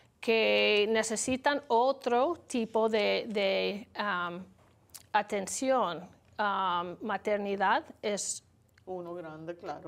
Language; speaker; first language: Spanish; non-native, learner; English